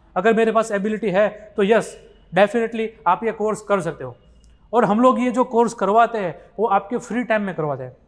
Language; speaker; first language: Hindi; non-native, local second language; Gujarati